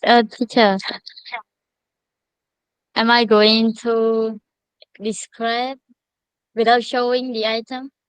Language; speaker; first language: English; non-native, learner; Khmer